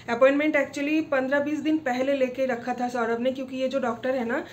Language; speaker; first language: Hindi; non-native, local second language; Bangla